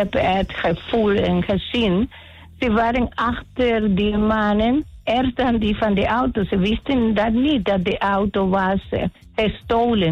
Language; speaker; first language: Dutch; non-native, learner; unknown